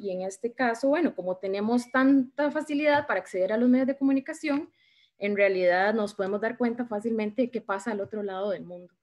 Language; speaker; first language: Spanish; native; Spanish